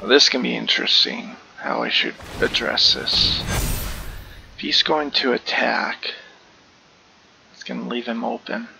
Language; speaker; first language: English; native; English